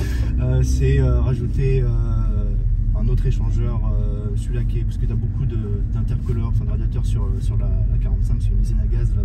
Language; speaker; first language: French; native; French